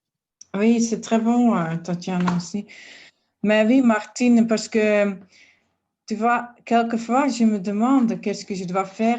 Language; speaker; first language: French; non-native, fluent; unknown